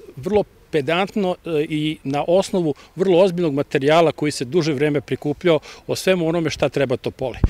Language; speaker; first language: Serbian; native; Serbian